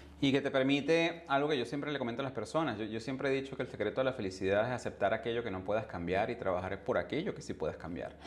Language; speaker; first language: Spanish; native; Spanish